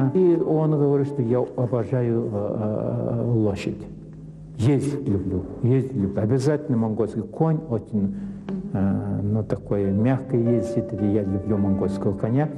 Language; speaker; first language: Russian; non-native, fluent; Mongolian